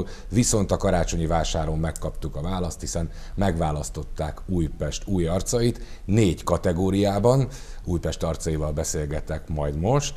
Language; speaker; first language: Hungarian; native; Hungarian